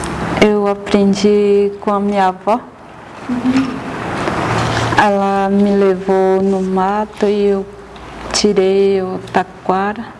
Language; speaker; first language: Portuguese; non-native, local second language; Guarani